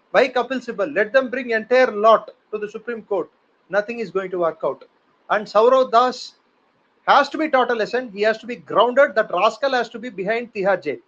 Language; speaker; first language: English; non-native, local second language; Tamil